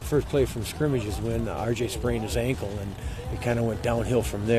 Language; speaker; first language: English; native; English